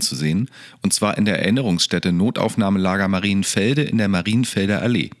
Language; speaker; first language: German; native; German